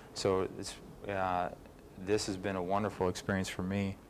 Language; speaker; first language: English; native; English